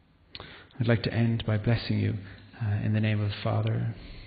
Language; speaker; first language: English; native; English